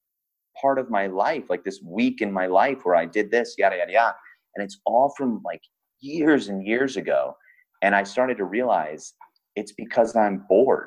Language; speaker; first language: English; native; English